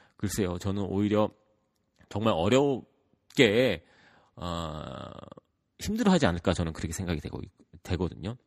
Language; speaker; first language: Korean; early bilingual, heritage; Korean